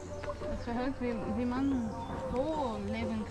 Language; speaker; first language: German; non-native, learner; Portuguese